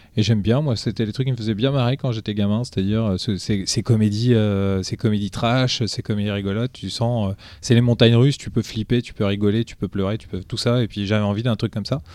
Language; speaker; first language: French; early bilingual, other home language; Portuguese